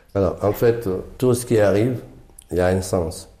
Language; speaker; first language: French; non-native, local second language; Fula